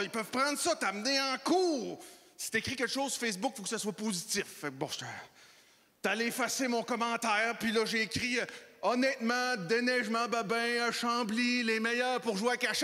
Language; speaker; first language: French; native; French